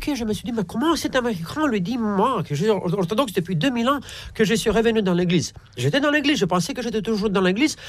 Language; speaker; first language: French; non-native, fluent; Romanian